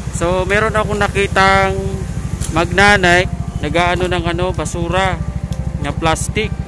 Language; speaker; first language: Filipino; non-native, local second language; Cebuano